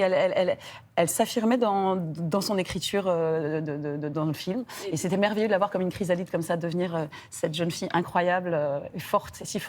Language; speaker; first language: French; native; French